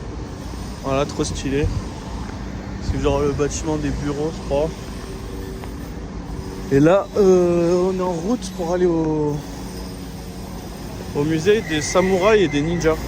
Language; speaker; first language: French; native; French